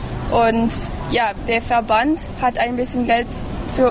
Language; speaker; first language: German; early bilingual, heritage; German